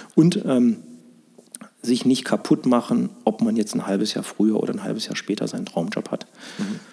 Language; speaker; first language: German; native; German